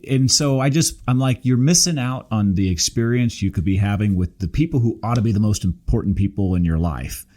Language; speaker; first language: English; native; English